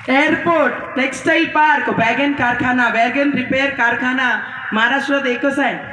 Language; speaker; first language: Marathi; non-native, local second language; Hindi